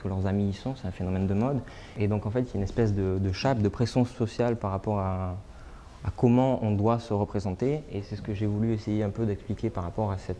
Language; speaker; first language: French; native; French